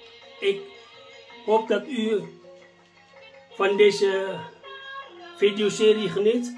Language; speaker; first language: Dutch; non-native, fluent; Indonesian